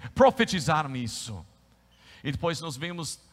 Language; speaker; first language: Portuguese; non-native, fluent; English